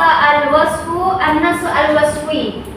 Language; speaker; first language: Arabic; non-native, learner; Indonesian